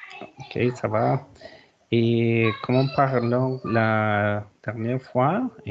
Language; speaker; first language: French; non-native, learner; Spanish